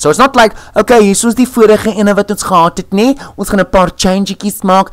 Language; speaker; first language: Afrikaans; early bilingual, heritage; Afrikaans